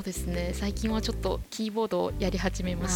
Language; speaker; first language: Japanese; non-native, fluent; Chinese